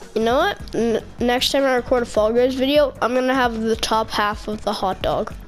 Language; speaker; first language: English; native; English